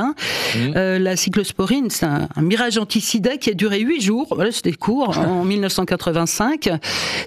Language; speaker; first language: French; native; French